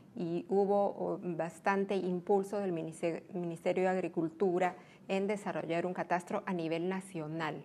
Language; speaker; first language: Spanish; native; Spanish